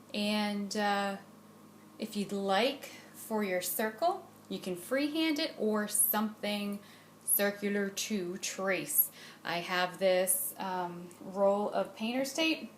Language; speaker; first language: English; native; English